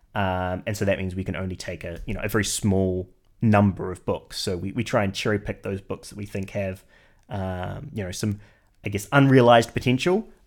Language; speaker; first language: English; native; English